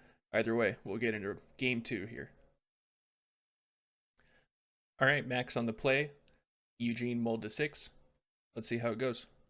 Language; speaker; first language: English; native; English